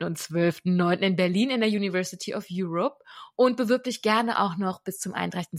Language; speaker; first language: German; native; German